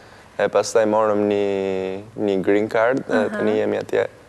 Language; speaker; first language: Albanian; early bilingual, heritage; Albanian